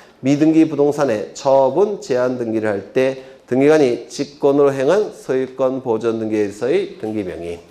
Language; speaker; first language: Korean; native; Korean